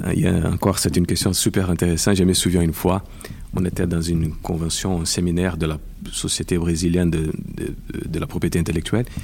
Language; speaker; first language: French; non-native, fluent; Portuguese